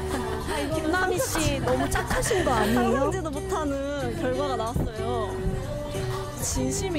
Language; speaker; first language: Korean; native; Korean